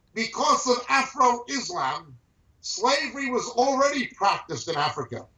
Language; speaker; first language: English; native; English